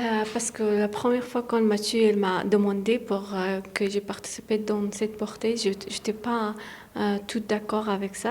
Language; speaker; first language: French; non-native, learner; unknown